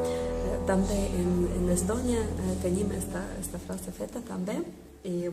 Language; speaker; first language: Catalan; non-native, learner; Estonian